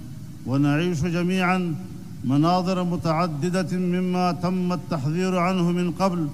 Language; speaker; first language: Arabic; non-native, fluent; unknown